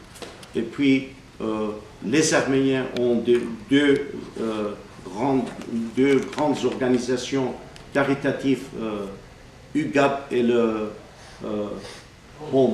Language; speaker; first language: French; non-native, fluent; Armenian